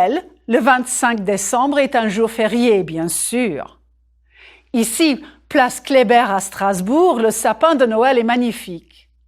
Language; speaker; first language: French; non-native, fluent; English